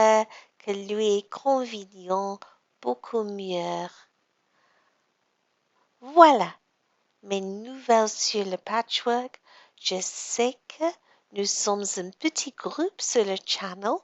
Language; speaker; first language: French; non-native, learner; English